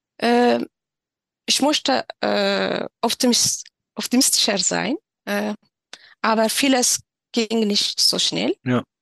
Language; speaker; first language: German; non-native, learner; Tigrinya